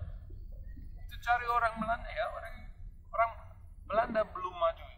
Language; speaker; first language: Indonesian; non-native, learner; Dutch